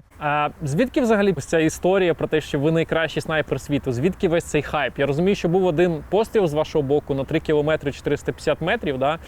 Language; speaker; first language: Ukrainian; native; Ukrainian